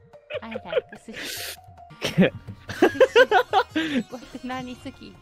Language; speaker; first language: English; non-native, learner; Japanese